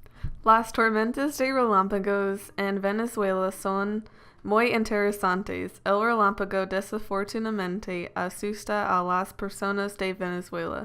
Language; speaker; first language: Spanish; non-native, learner; English